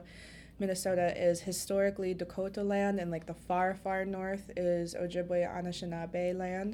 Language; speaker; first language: English; native; English